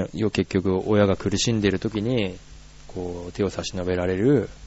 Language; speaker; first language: Japanese; native; Japanese